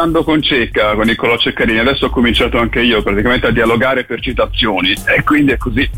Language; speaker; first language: Italian; native; Italian